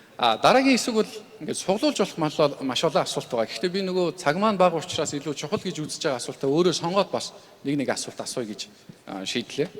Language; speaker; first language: Mongolian; native; Mongolian